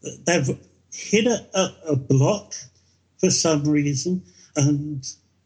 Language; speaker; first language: English; native; English